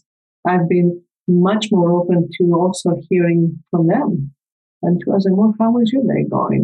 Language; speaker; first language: English; non-native, fluent; Spanish